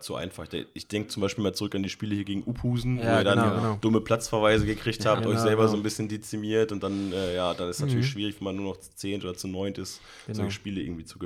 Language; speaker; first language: German; native; German